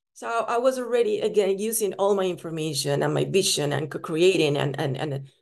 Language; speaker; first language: English; non-native, fluent; Spanish